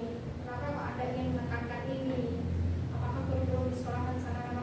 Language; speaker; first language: Indonesian; native; Indonesian